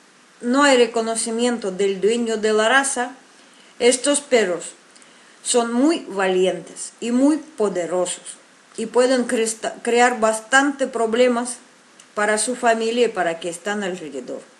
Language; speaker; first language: Spanish; non-native, fluent; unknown